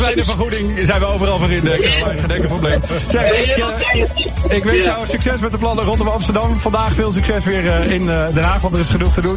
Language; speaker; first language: Dutch; native; Dutch